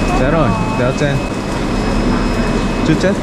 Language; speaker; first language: Korean; native; Korean